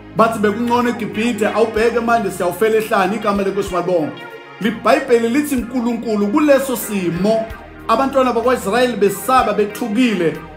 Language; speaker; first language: Zulu; non-native, local second language; Swati